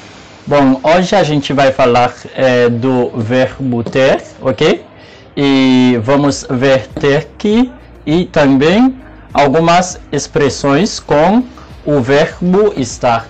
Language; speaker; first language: Portuguese; non-native, fluent; Haitian Creole